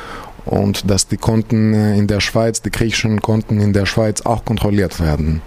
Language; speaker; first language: German; non-native, fluent; Greek